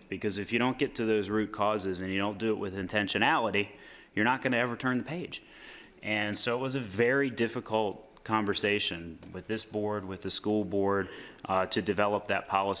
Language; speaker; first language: English; native; English